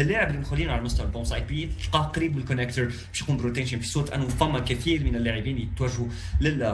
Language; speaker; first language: Arabic; native; Arabic